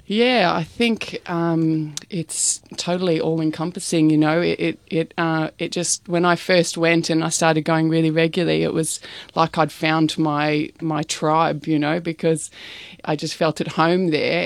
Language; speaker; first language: English; native; English